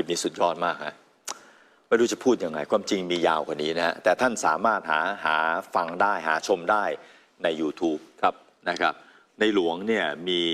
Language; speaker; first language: Thai; native; Thai